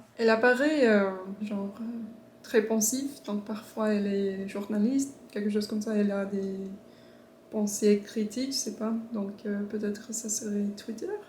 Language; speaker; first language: French; non-native, fluent; English